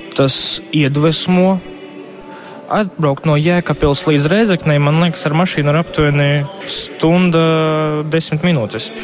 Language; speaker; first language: Latvian; non-native, local second language; Russian